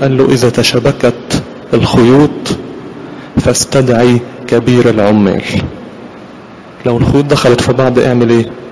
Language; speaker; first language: Arabic; native; Arabic